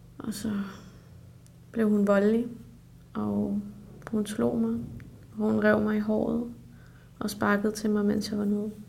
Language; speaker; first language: Danish; early bilingual, other home language; Urdu